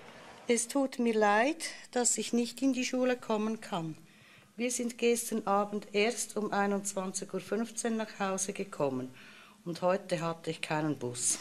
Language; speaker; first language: German; non-native, learner; Spanish